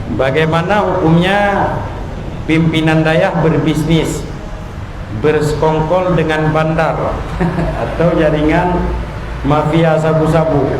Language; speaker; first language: Malay; non-native, local second language; Achinese